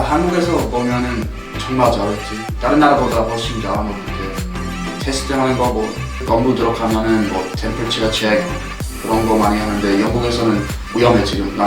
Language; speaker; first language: Korean; non-native, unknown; English